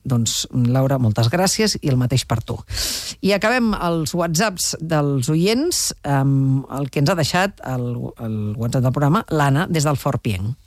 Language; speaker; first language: Catalan; native; Catalan